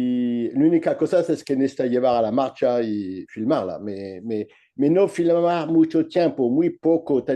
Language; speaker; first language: Spanish; non-native, learner; French